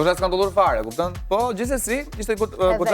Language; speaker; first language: Albanian; native; Albanian